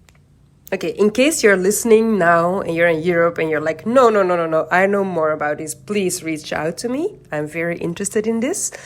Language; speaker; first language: English; non-native, fluent; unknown